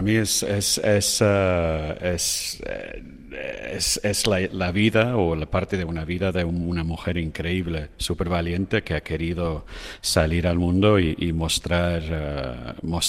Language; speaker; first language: Spanish; non-native, fluent; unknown